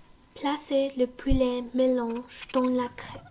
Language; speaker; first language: French; non-native, learner; English